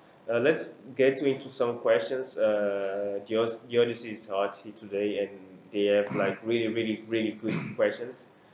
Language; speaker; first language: English; non-native, fluent; Portuguese